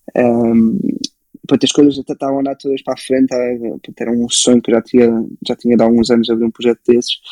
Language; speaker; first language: Portuguese; early bilingual, other home language; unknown